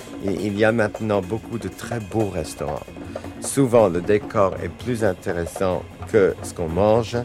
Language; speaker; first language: French; non-native, fluent; English